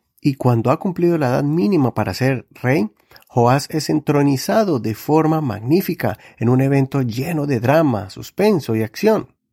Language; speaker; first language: Spanish; native; Spanish